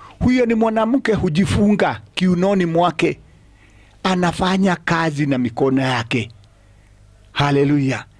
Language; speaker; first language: Swahili; non-native, local second language; Kikuyu